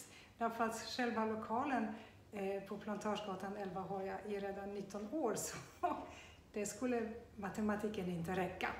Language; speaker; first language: Swedish; non-native, fluent; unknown